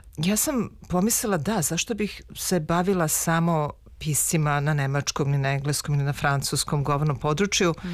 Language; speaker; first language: Serbian; native; Serbian